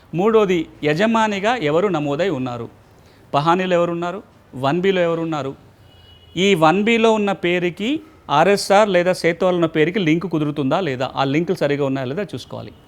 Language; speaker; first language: Telugu; native; Telugu